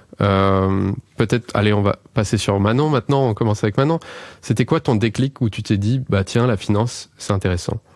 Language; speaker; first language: French; native; French